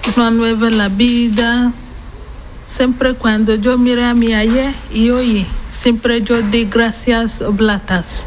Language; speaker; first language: Spanish; non-native, learner; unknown